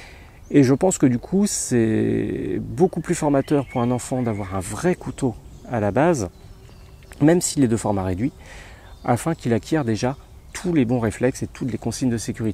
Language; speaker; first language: French; native; French